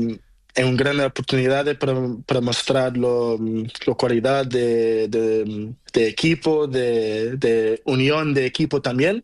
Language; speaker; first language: Spanish; non-native, learner; Portuguese